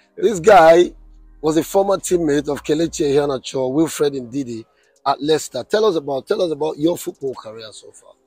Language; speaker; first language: English; non-native, local second language; Yoruba